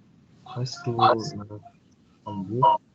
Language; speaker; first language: German; non-native, learner; Indonesian